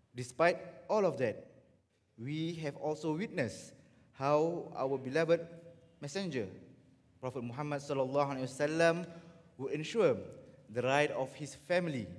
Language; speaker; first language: English; non-native, local second language; Malay